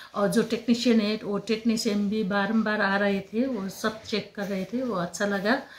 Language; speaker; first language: Hindi; non-native, local second language; Nepali